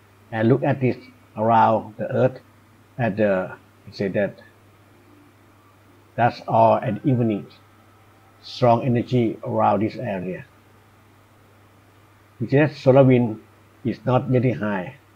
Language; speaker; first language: English; non-native, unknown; Thai